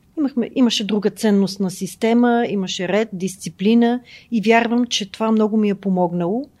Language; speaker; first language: Bulgarian; native; Bulgarian